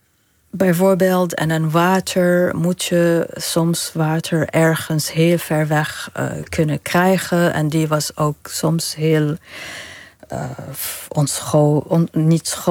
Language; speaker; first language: Dutch; non-native, fluent; Arabic